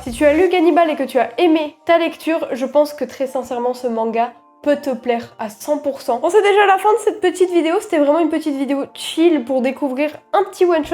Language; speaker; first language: French; native; French